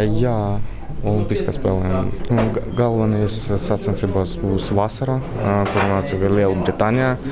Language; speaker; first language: Latvian; non-native, learner; Russian